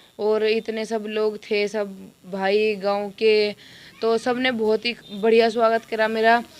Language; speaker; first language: Hindi; native; Hindi